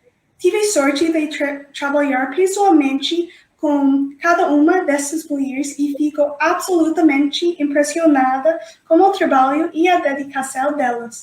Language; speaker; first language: Portuguese; non-native, fluent; English